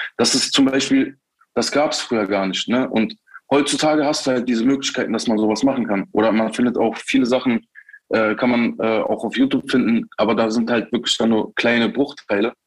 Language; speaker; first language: German; early bilingual, other home language; Turkish